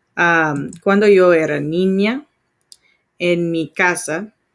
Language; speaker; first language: Spanish; non-native, learner; English